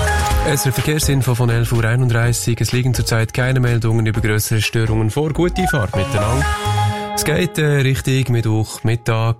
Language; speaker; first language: German; native; German